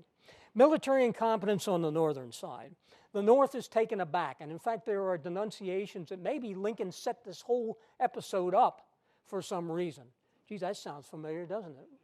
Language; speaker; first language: English; native; English